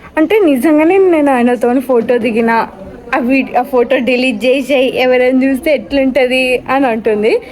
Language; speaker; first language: Telugu; non-native, local second language; Lambadi